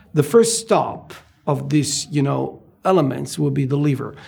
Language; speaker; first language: English; non-native, fluent; Italian